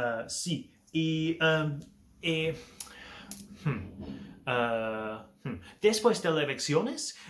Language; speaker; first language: Spanish; non-native, learner; English